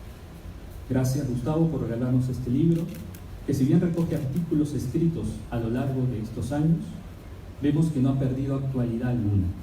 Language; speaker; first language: Spanish; native; Spanish